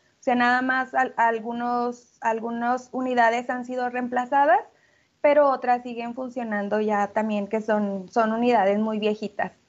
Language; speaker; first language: Spanish; native; Spanish